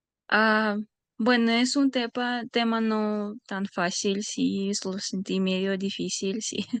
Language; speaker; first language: Spanish; non-native, fluent; Russian